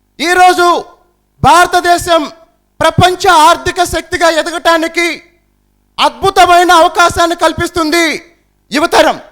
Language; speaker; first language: Telugu; native; Telugu